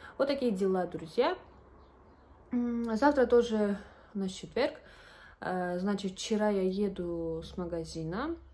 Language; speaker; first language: Russian; non-native, local second language; Georgian